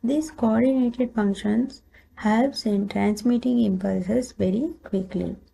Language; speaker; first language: English; non-native, local second language; Kannada